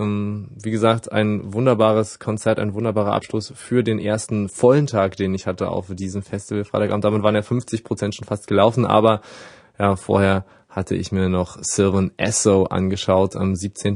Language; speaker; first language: German; native; German